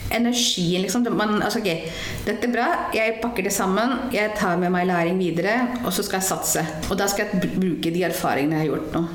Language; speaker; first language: Norwegian; non-native, fluent; Hindi